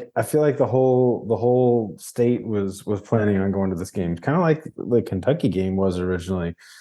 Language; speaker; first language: English; native; English